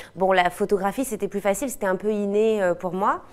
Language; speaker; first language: French; native; French